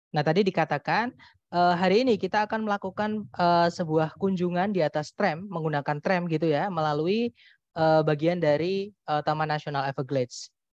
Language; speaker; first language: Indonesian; native; Indonesian